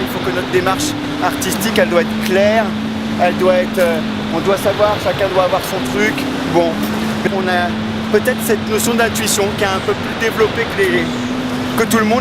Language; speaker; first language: French; native; French